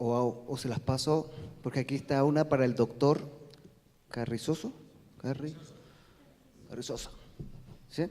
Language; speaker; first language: Spanish; native; Spanish